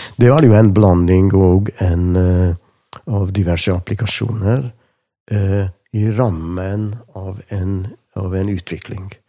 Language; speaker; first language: Norwegian; non-native, fluent; Hungarian